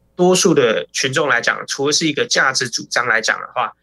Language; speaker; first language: Chinese; native; Chinese